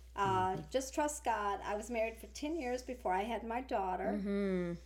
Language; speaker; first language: English; native; English